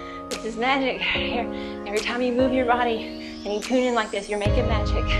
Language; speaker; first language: English; native; English